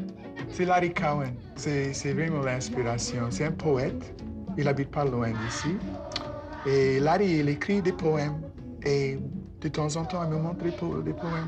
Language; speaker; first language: French; non-native, fluent; English